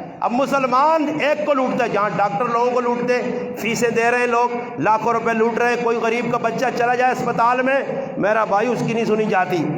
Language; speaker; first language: Urdu; non-native, local second language; Punjabi